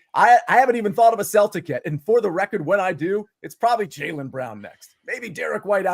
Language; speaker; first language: English; native; English